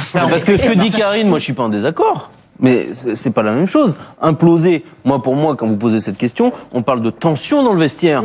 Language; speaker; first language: French; native; French